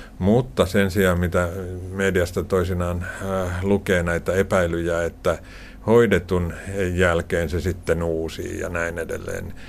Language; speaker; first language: Finnish; native; Finnish